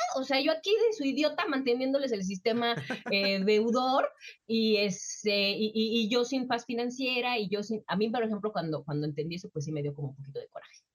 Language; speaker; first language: Spanish; native; Spanish